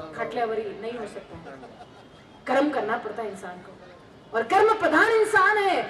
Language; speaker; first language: Hindi; non-native, local second language; Marathi